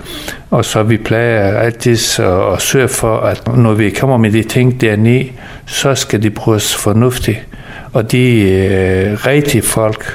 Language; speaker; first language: Danish; early bilingual, other home language; Persian